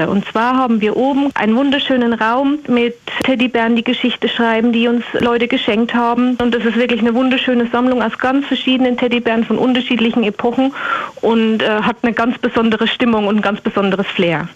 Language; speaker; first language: German; native; German